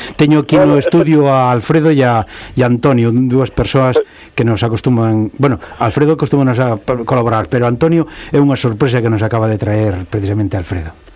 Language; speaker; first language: Galician; non-native, local second language; Spanish